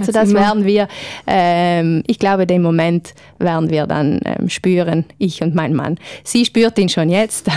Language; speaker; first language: German; native; German